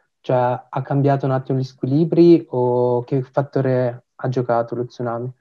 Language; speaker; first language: Italian; early bilingual, other home language; Tamil